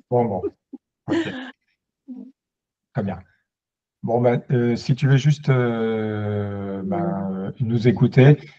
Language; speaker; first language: French; native; French